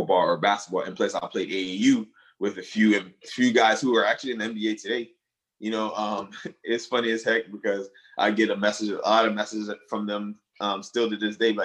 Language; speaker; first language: English; early bilingual, other home language; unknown